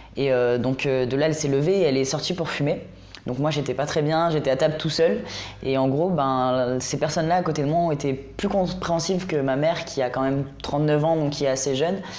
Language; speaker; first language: French; native; French